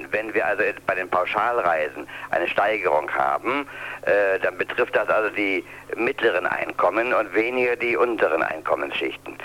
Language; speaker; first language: German; native; German